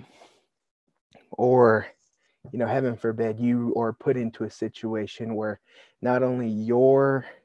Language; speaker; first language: English; native; English